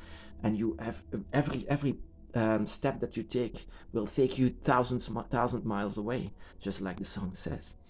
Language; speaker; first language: English; non-native, fluent; Dutch